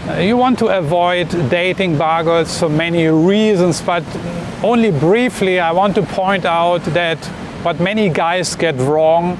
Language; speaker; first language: English; non-native, fluent; German